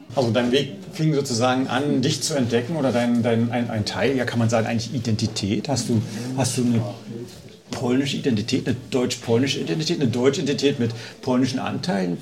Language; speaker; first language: German; native; German